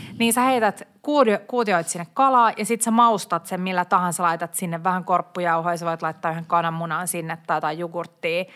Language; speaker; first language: Finnish; native; Finnish